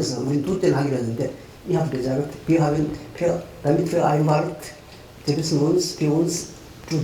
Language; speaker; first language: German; non-native, fluent; Korean